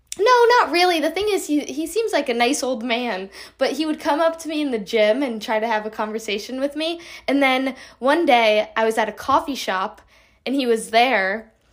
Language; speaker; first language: English; native; English